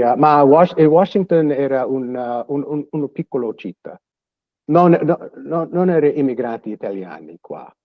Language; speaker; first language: Italian; early bilingual, other home language; English